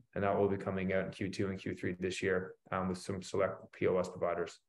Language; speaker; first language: English; native; English